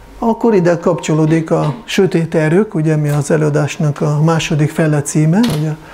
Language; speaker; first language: Hungarian; non-native, fluent; Russian